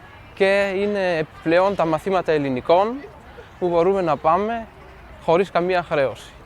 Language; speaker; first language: Greek; early bilingual, heritage; Greek